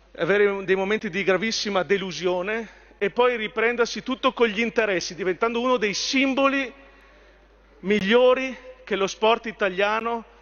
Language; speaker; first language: Italian; native; Italian